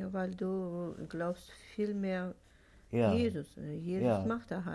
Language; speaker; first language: German; non-native, learner; Russian